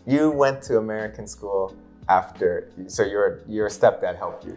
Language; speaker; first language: English; native; English